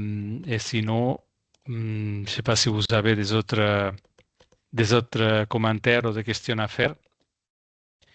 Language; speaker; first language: French; non-native, fluent; Spanish